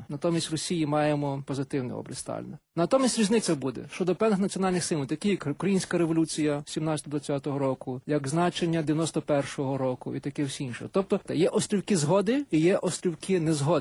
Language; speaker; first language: Ukrainian; native; Ukrainian